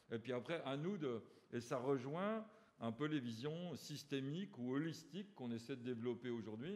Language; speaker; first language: French; native; French